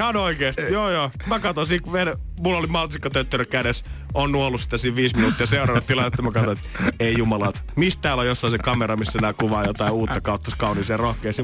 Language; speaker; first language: Finnish; native; Finnish